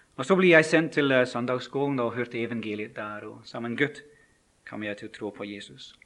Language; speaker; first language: Norwegian; non-native, fluent; English